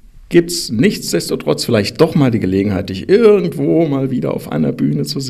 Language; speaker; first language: German; native; German